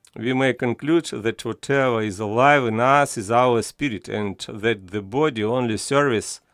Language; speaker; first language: English; non-native, fluent; Ukrainian